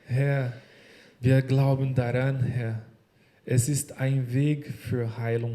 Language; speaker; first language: German; non-native, learner; Portuguese